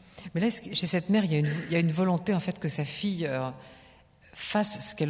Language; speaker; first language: French; native; French